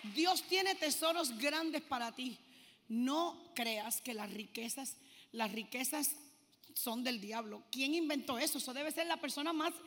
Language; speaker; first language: Spanish; native; Spanish